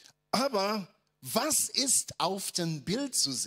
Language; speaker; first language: German; non-native, fluent; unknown